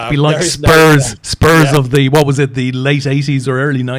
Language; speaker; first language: English; native; English